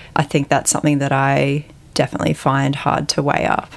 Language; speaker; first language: English; native; English